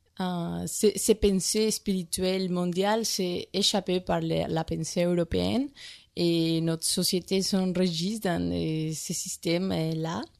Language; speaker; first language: French; non-native, learner; Spanish